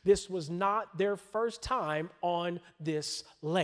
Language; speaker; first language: English; native; English